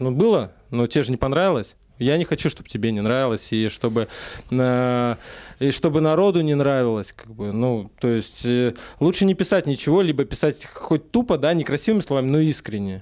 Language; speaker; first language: Russian; native; Russian